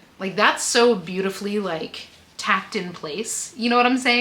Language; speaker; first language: English; native; English